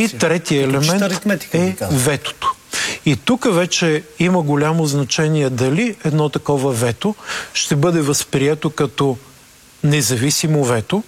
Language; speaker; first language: Bulgarian; native; Bulgarian